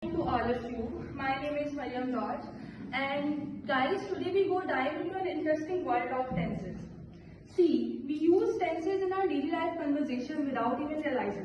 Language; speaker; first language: English; non-native, learner; Urdu